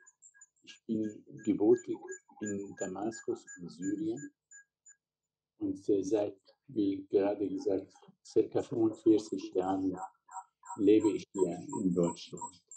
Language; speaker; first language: German; non-native, fluent; Arabic